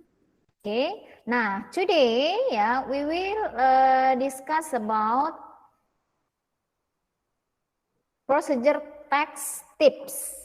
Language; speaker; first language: English; non-native, fluent; Indonesian